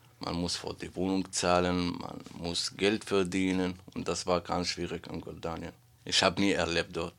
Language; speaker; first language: German; non-native, learner; Arabic